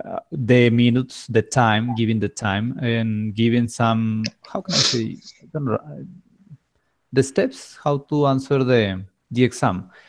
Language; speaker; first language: English; non-native, learner; Spanish